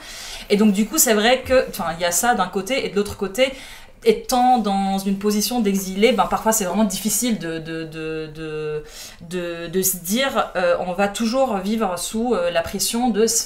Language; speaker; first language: French; non-native, fluent; Arabic